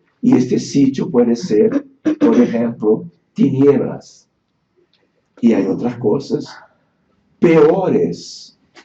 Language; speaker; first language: Spanish; non-native, fluent; Portuguese